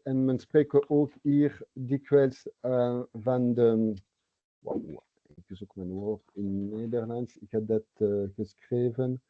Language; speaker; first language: Dutch; non-native, local second language; French